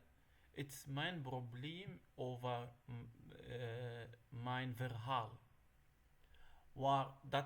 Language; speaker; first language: Dutch; non-native, learner; Arabic